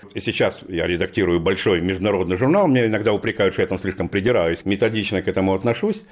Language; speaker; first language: Russian; native; Russian